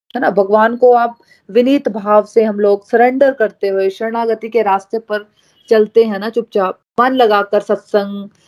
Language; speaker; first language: Hindi; native; Hindi